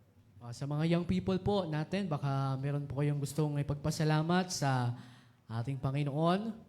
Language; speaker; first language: Filipino; native; Filipino